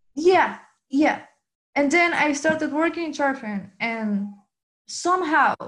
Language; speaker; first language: English; non-native, fluent; Spanish